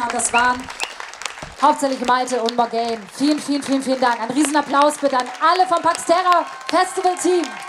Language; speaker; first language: German; native; German